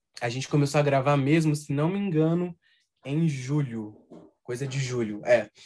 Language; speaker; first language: Portuguese; native; Portuguese